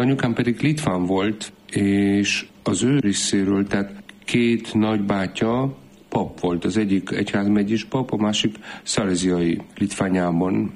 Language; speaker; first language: Hungarian; non-native, fluent; Polish